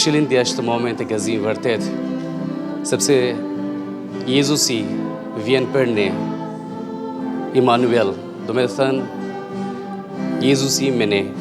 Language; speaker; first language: Albanian; non-native, fluent; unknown